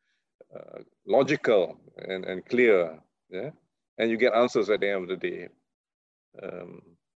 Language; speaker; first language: English; non-native, local second language; Malay